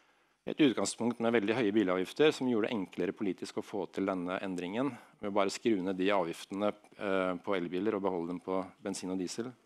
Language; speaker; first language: Norwegian; native; Norwegian